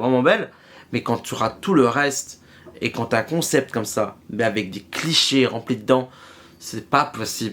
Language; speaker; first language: French; native; French